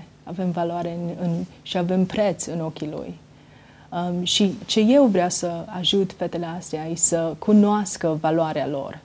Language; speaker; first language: Romanian; early bilingual, heritage; Romanian